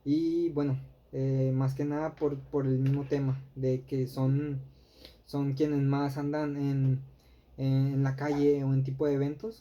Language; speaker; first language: Spanish; native; Spanish